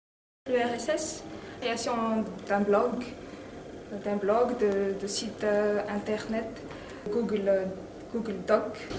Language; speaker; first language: French; non-native, local second language; Malagasy